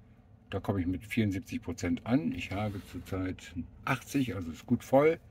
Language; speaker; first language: German; native; German